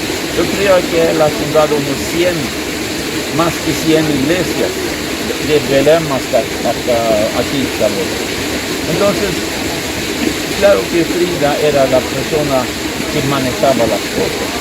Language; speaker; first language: Spanish; non-native, fluent; Swedish